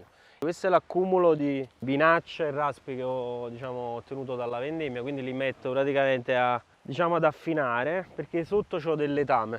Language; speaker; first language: Italian; native; Italian